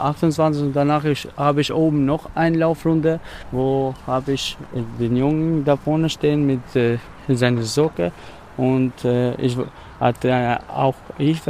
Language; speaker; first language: German; non-native, learner; Albanian